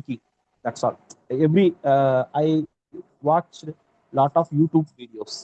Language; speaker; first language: English; non-native, learner; Tamil